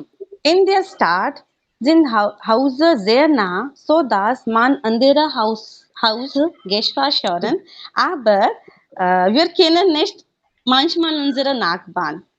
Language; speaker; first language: German; non-native, learner; Hindi